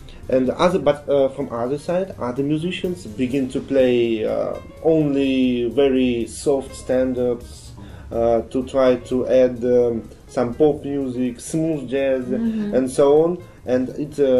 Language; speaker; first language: English; non-native, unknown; Russian